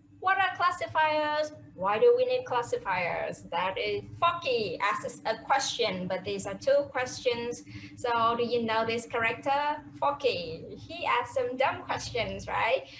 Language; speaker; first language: English; non-native, fluent; Vietnamese